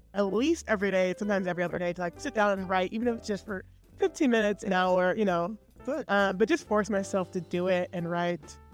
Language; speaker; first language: English; native; English